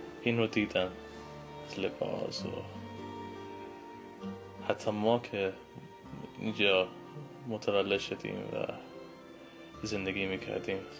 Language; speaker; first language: Persian; early bilingual, heritage; Persian